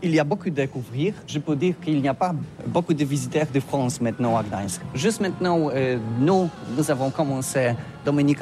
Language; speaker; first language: French; non-native, learner; Polish